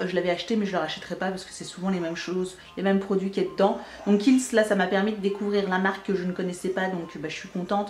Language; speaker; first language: French; native; French